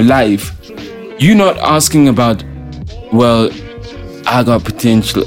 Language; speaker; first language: English; non-native, local second language; Zulu